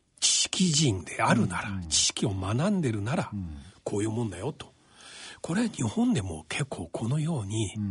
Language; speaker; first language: Japanese; non-native, fluent; Chinese